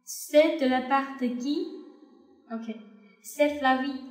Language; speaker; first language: French; non-native, fluent; Chinese